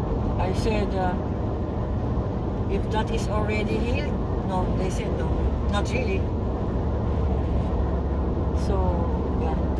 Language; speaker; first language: English; non-native, learner; Filipino